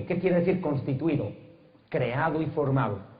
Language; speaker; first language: Spanish; native; Spanish